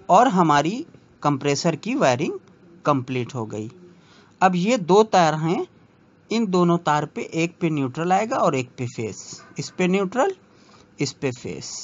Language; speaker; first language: Hindi; native; Hindi